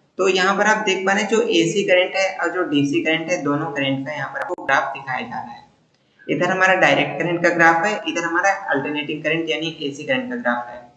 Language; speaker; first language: Hindi; native; Hindi